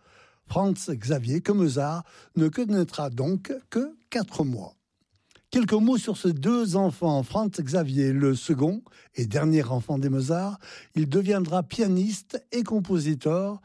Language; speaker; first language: French; native; French